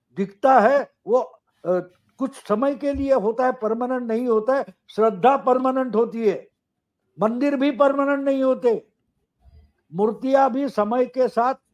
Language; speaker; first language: Hindi; non-native, local second language; Marathi